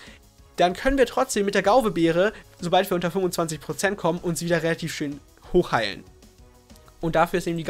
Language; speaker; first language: German; native; German